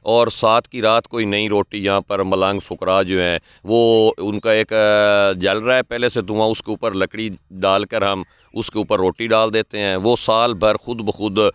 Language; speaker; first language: Urdu; non-native, local second language; Punjabi